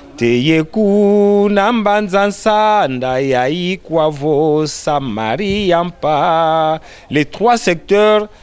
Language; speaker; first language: Lingala; non-native, local second language; Kongo